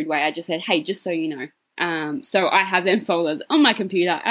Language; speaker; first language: English; native; English